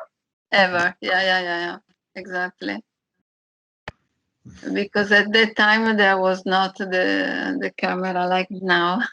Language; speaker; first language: English; non-native, fluent; Italian